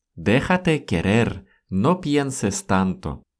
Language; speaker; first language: Spanish; non-native, fluent; Russian